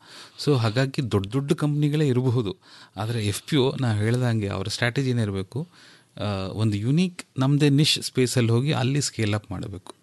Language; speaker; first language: Kannada; native; Kannada